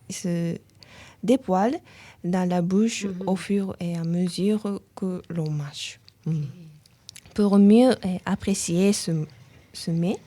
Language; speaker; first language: French; non-native, learner; Japanese